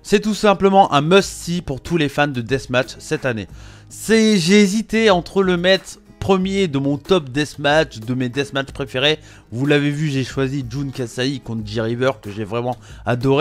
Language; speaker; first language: French; native; French